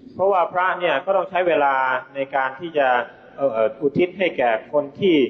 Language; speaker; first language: Thai; native; Thai